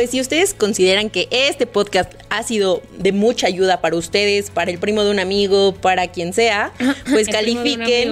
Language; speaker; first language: Spanish; native; Spanish